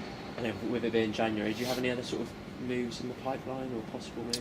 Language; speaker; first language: English; native; English